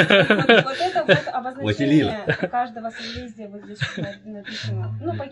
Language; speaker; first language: Russian; native; Russian